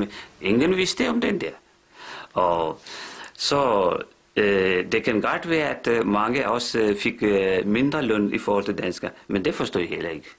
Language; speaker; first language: Danish; non-native, fluent; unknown